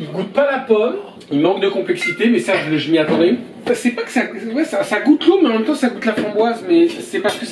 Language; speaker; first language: French; native; French